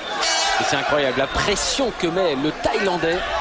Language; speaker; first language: French; native; French